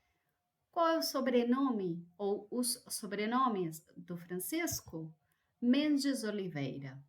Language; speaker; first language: Portuguese; non-native, fluent; Spanish